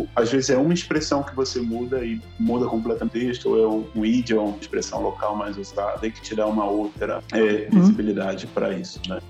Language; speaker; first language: Portuguese; native; Portuguese